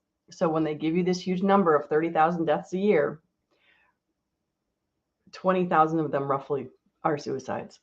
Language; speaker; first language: English; native; English